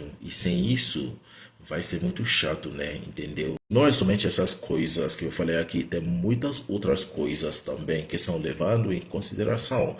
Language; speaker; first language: Portuguese; non-native, fluent; Igbo